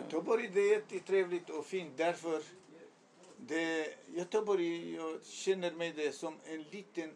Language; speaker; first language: Swedish; non-native, learner; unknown